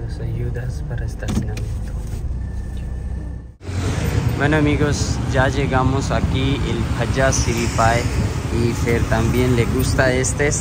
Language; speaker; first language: Spanish; non-native, learner; Urdu